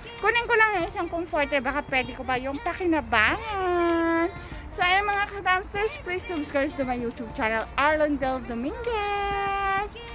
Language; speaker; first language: Filipino; native; Filipino